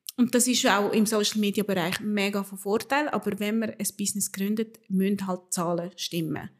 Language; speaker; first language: German; early bilingual, other home language; Spanish